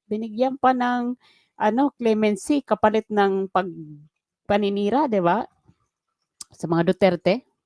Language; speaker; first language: Filipino; native; Filipino